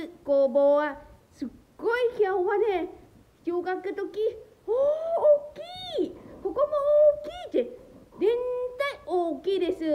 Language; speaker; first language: Japanese; non-native, learner; Lao